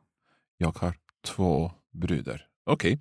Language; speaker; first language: Swedish; non-native, learner; English